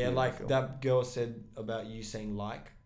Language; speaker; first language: English; native; English